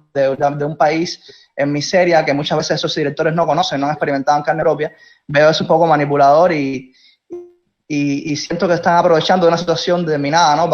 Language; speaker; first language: Spanish; native; Spanish